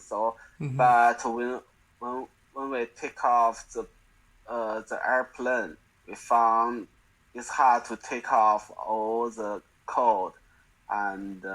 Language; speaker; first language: English; non-native, learner; Chinese